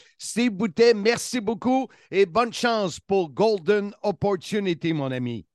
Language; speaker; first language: French; native; French